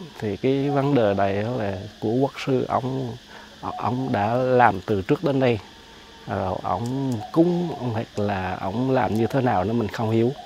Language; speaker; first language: Vietnamese; native; Vietnamese